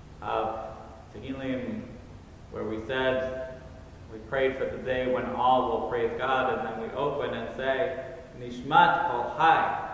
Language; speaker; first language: English; native; English